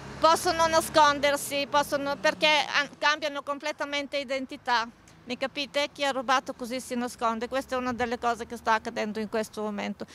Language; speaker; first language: Italian; non-native, fluent; Bulgarian